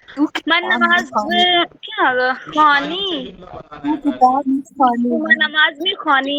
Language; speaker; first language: Persian; non-native, learner; Urdu